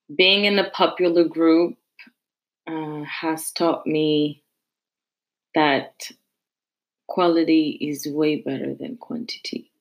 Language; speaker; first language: English; non-native, fluent; French